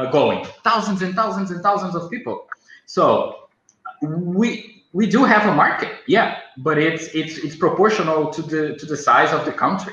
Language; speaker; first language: English; non-native, fluent; Portuguese